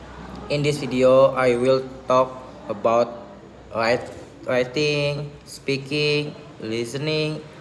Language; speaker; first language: English; non-native, learner; Indonesian